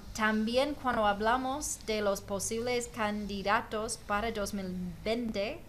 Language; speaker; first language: Spanish; non-native, fluent; English